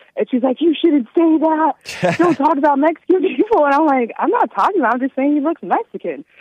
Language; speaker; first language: English; native; English